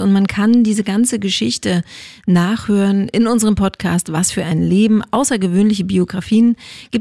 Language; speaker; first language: German; native; German